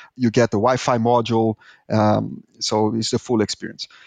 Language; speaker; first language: English; non-native, fluent; Portuguese